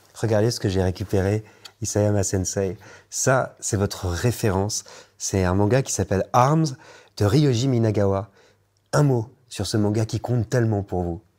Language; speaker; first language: French; native; French